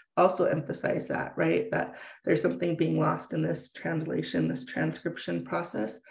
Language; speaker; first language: English; native; English